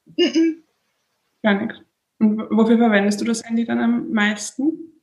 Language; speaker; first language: German; native; German